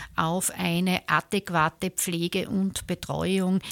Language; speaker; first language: German; native; German